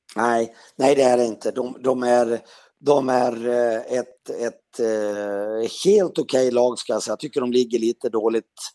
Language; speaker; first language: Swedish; native; Swedish